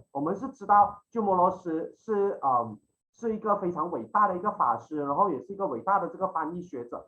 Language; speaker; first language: Chinese; native; Chinese